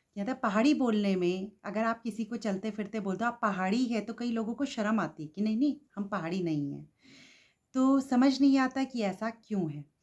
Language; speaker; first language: Hindi; native; Hindi